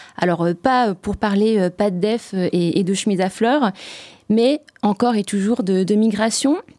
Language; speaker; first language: French; native; French